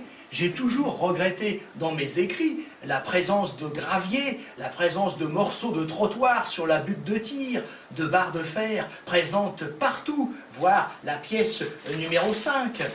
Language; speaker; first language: French; native; French